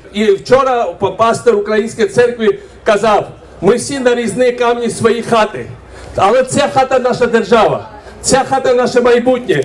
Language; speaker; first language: Ukrainian; non-native, fluent; Georgian